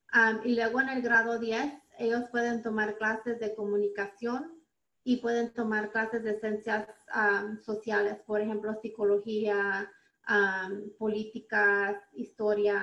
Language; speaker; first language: Spanish; early bilingual, heritage; Spanish